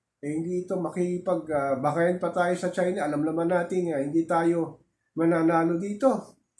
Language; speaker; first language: Filipino; native; Filipino